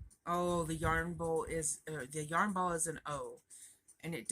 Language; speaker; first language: English; native; English